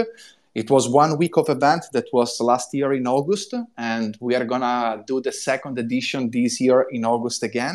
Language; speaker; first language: English; non-native, fluent; Italian